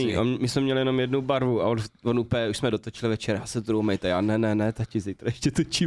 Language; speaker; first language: Czech; native; Czech